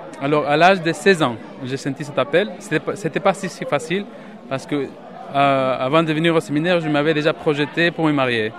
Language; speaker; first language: French; non-native, fluent; Spanish